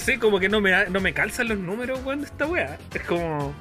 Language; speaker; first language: Spanish; native; Spanish